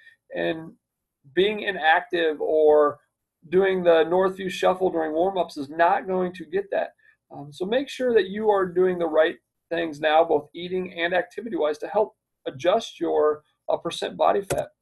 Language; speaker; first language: English; native; English